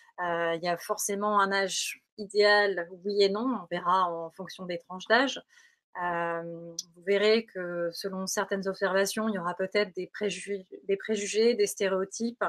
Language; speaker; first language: French; native; French